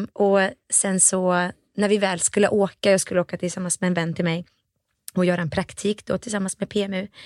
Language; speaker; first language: Swedish; early bilingual, other home language; Finnish